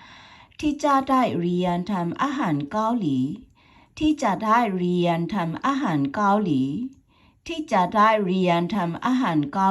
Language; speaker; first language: Thai; non-native, fluent; Burmese